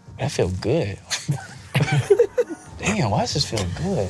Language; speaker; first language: English; native; English